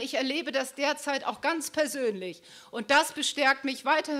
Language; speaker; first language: German; native; German